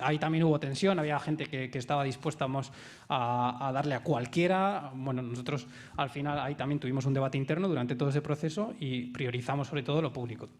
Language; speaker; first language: Spanish; native; Spanish